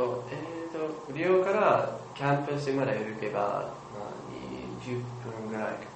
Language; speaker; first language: Japanese; non-native, learner; English